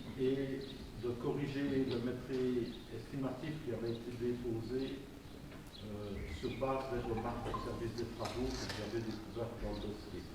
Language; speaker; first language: French; native; French